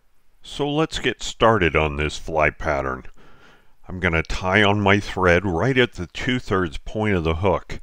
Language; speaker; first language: English; native; English